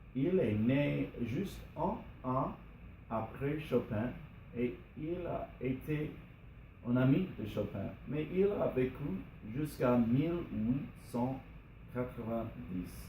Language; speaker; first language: French; non-native, learner; English